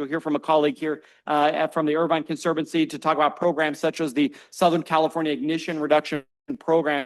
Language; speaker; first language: English; native; English